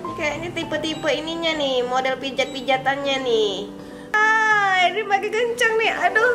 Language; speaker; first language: Indonesian; native; Indonesian